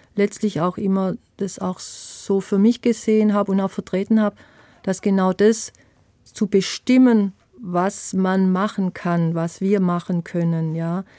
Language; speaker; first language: German; native; German